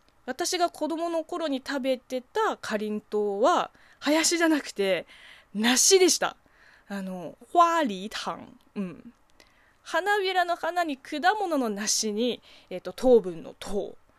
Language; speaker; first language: Japanese; non-native, fluent; Chinese